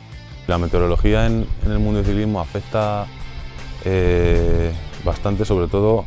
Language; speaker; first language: Spanish; native; Spanish